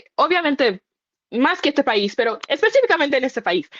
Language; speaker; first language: Spanish; early bilingual, other home language; English